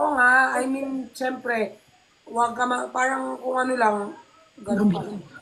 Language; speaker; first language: Filipino; native; Filipino